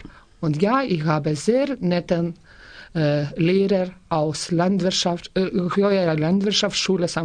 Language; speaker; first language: German; non-native, learner; Lithuanian